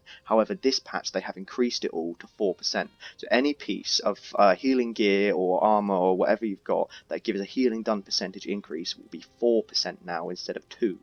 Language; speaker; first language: English; native; English